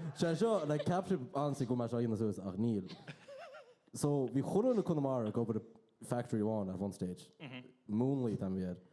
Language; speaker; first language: Irish; native; Irish